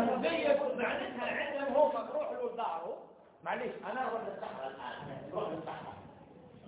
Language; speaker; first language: Arabic; native; Arabic